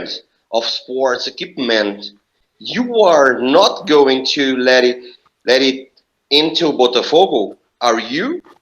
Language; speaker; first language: English; non-native, learner; Portuguese